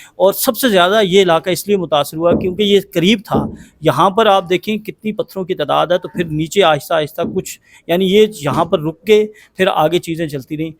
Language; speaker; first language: Urdu; non-native, local second language; Pashto